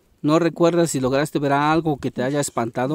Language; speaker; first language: Spanish; native; Spanish